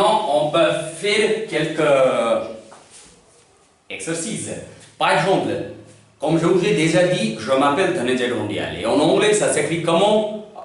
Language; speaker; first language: French; non-native, learner; Hindi